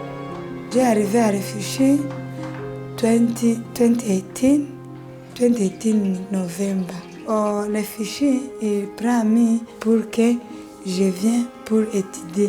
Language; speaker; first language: French; non-native, learner; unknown